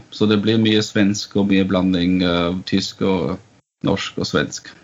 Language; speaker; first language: Norwegian; non-native, fluent; German